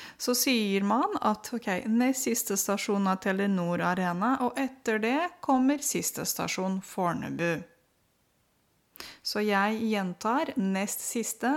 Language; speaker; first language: Norwegian; non-native, fluent; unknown